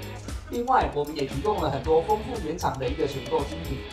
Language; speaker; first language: Chinese; native; Chinese